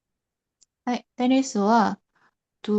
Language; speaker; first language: Japanese; non-native, learner; Indonesian